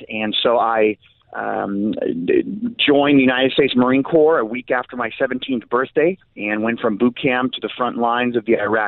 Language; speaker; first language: English; native; English